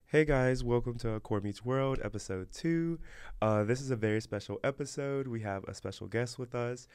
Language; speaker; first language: English; native; English